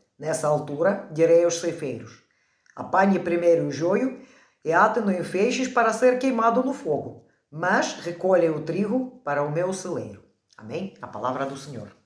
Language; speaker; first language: Portuguese; non-native, fluent; Ukrainian